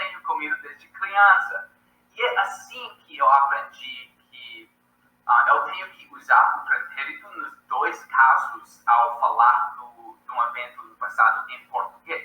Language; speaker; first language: Portuguese; non-native, fluent; English